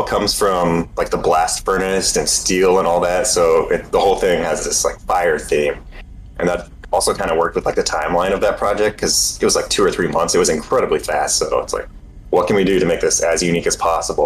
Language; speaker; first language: English; native; English